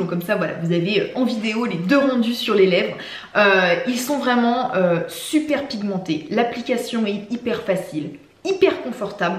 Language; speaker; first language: French; native; French